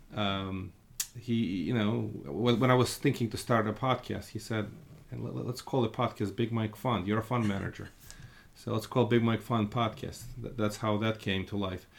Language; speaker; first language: English; non-native, fluent; Russian